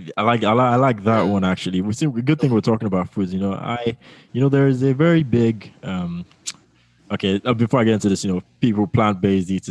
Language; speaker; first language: English; non-native, local second language; Yoruba